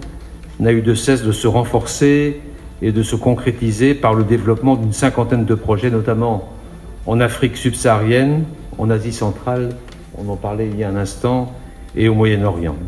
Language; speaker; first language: French; native; French